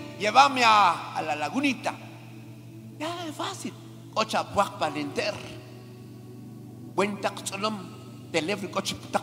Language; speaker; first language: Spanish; non-native, local second language; Kʼicheʼ